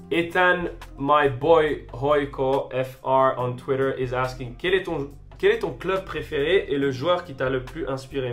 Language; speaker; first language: French; early bilingual, other home language; Finnish